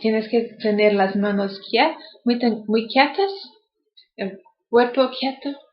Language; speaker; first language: Spanish; non-native, learner; English